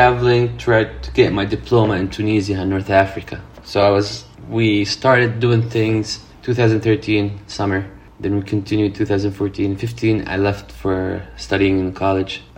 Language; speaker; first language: English; non-native, fluent; Arabic